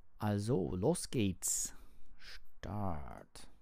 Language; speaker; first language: German; non-native, learner; English